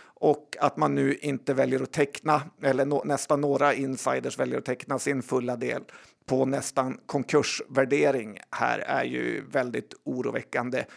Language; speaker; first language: Swedish; native; Swedish